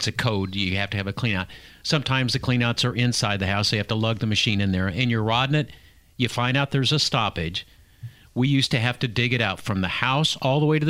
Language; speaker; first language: English; native; English